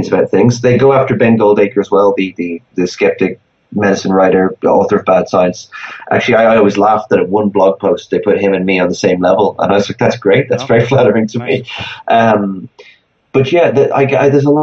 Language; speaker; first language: English; native; English